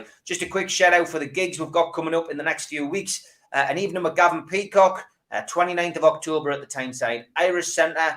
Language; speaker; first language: English; native; English